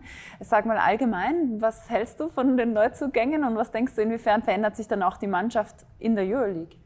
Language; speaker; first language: German; native; German